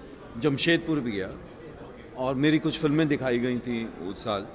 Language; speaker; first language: Hindi; native; Hindi